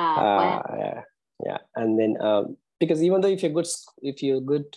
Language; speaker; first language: English; non-native, local second language; Tamil